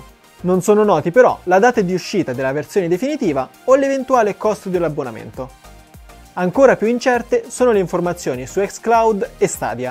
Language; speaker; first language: Italian; native; Italian